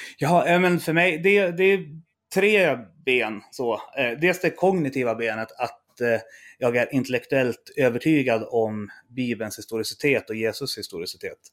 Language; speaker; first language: Swedish; native; Swedish